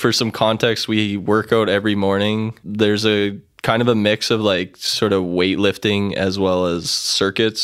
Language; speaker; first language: English; native; English